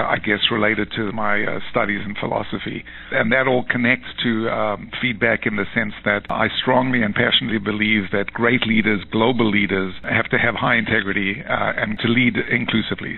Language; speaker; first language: English; native; English